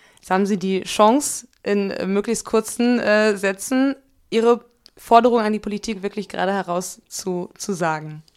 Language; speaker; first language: German; native; German